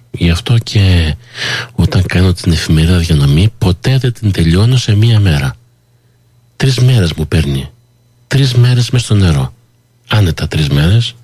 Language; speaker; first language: Greek; early bilingual, heritage; Greek